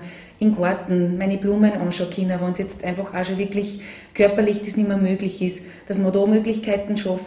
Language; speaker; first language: German; native; German